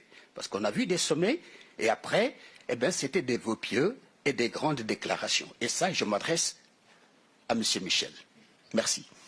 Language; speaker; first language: French; non-native, local second language; Wolof